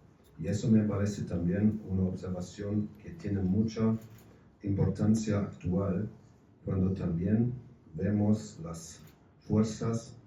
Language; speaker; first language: Spanish; non-native, fluent; German